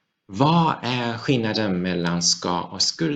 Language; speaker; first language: Swedish; non-native, fluent; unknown